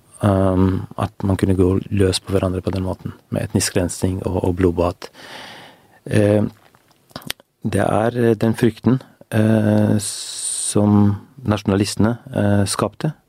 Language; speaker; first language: Norwegian; non-native, fluent; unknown